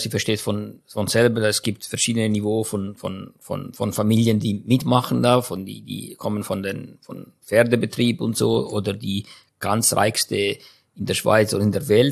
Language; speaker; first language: German; non-native, fluent; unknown